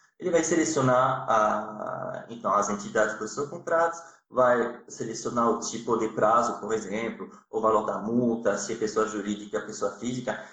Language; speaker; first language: Portuguese; non-native, fluent; French